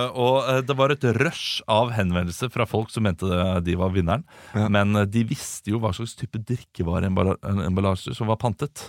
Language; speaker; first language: Norwegian; native; Norwegian